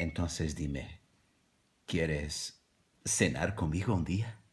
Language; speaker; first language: Spanish; non-native, learner; Portuguese